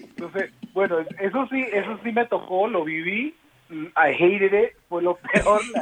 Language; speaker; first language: Spanish; early bilingual, heritage; Spanish